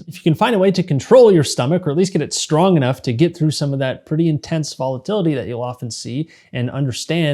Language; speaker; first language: English; native; English